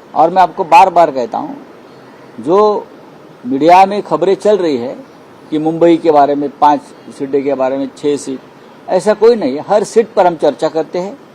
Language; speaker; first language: Hindi; non-native, local second language; Marathi